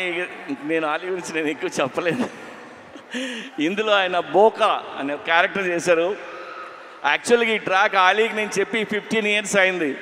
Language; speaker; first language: Telugu; native; Telugu